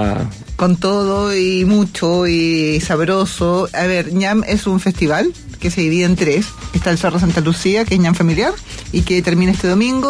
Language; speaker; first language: Spanish; native; Spanish